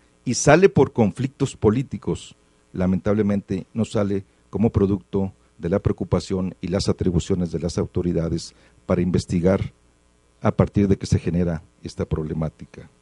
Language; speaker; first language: Spanish; native; Spanish